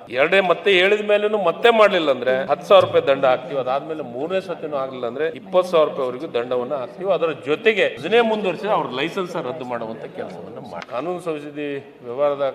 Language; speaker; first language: Kannada; native; Kannada